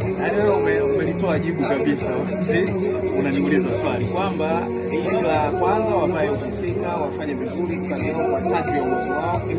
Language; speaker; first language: Swahili; native; Swahili